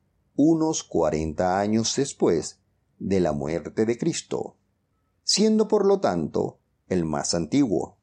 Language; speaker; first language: Spanish; native; Spanish